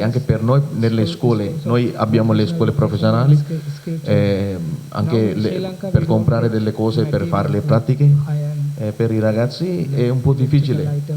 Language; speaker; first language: Italian; non-native, fluent; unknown